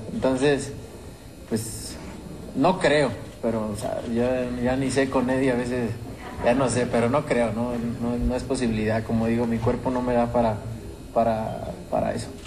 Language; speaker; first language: Spanish; native; Spanish